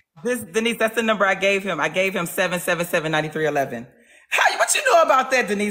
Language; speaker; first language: English; native; English